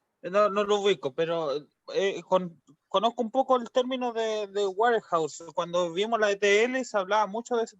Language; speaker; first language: Spanish; native; Spanish